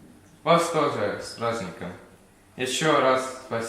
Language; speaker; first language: Russian; non-native, learner; Estonian